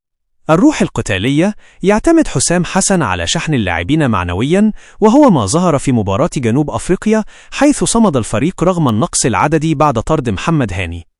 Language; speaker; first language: Arabic; native; Arabic